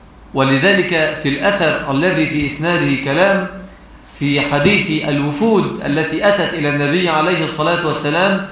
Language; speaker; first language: Arabic; native; Arabic